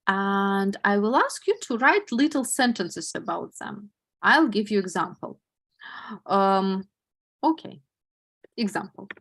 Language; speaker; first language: English; non-native, fluent; Russian